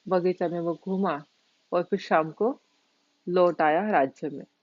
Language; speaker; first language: Hindi; non-native, local second language; Marathi